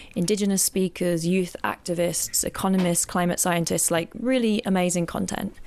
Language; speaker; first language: English; native; English